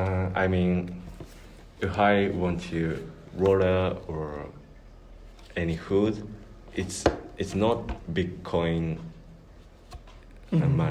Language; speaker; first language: English; non-native, learner; Japanese